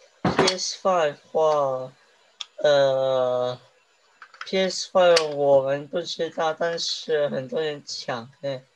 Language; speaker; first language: Chinese; early bilingual, heritage; Chinese